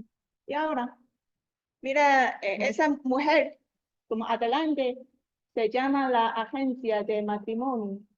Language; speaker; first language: Spanish; non-native, learner; Chinese